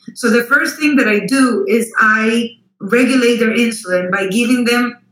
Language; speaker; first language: English; non-native, fluent; Spanish